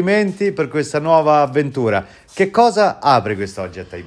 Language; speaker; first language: Italian; native; Italian